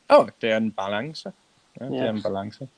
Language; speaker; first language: Danish; non-native, learner; English